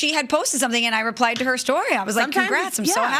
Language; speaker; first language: English; native; English